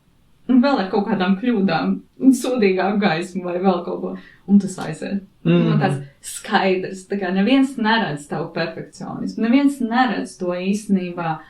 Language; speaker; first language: Latvian; native; Latvian